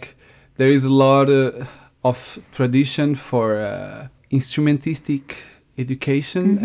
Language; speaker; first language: English; non-native, fluent; Portuguese